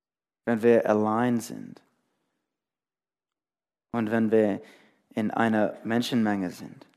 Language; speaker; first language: German; non-native, fluent; English